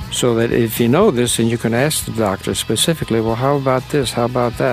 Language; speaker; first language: English; native; English